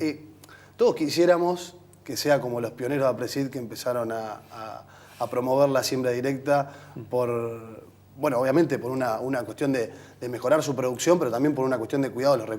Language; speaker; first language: Spanish; native; Spanish